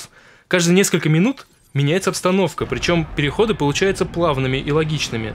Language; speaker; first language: Russian; native; Russian